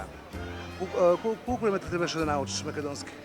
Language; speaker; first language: Macedonian; native; Macedonian